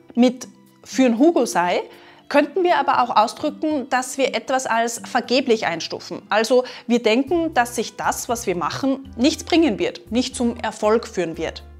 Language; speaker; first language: German; native; German